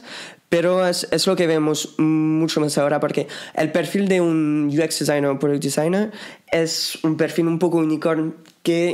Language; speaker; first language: Spanish; non-native, fluent; French